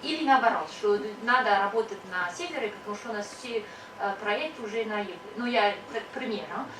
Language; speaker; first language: Russian; non-native, learner; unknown